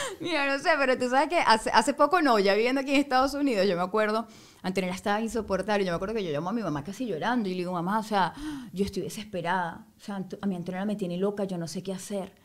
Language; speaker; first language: Spanish; native; Spanish